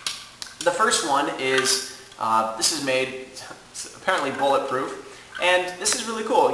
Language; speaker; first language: English; native; English